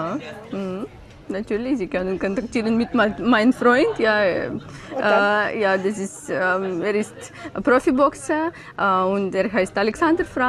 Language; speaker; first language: German; non-native, learner; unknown